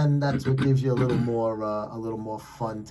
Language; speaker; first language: English; native; English